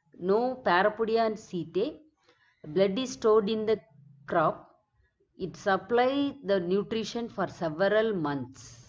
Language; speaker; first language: English; non-native, local second language; Tamil